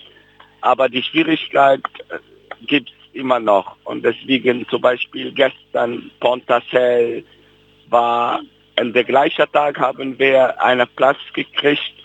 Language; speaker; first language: German; non-native, fluent; Arabic